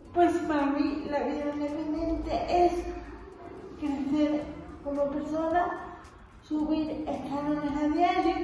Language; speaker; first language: Spanish; native; Spanish